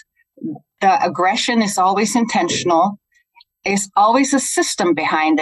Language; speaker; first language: English; non-native, fluent; German